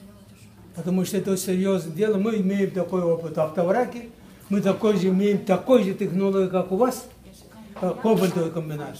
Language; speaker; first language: Russian; non-native, local second language; Tuvinian